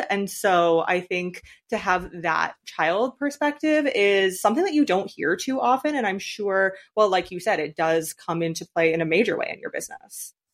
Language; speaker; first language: English; native; English